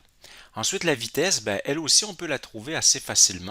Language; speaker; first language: French; native; French